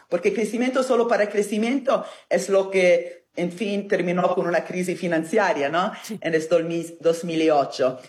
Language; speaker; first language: Spanish; non-native, fluent; Italian